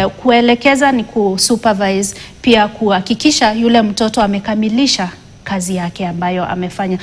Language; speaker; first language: Swahili; non-native, local second language; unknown